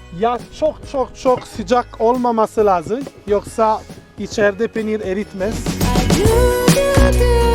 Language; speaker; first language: Turkish; non-native, learner; Italian